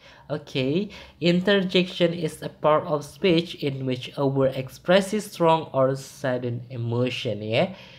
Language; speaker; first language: English; non-native, fluent; Indonesian